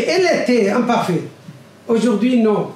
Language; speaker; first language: French; non-native, learner; Arabic